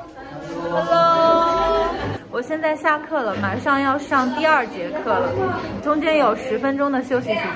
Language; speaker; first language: Chinese; native; Chinese